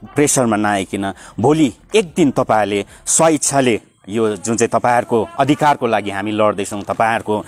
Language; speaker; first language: Nepali; native; Nepali